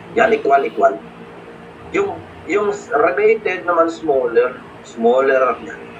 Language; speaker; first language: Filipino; non-native, local second language; Hiligaynon